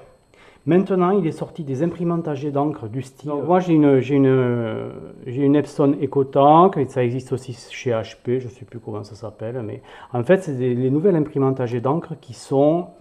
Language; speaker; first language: French; native; French